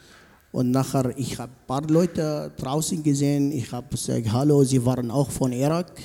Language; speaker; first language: German; non-native, learner; Arabic